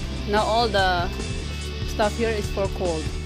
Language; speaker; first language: English; non-native, learner; Filipino